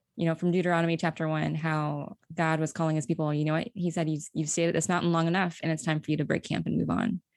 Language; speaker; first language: English; native; English